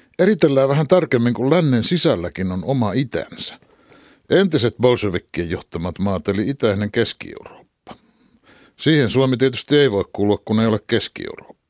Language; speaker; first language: Finnish; native; Finnish